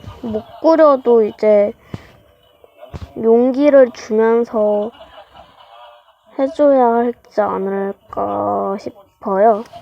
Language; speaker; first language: Korean; native; Korean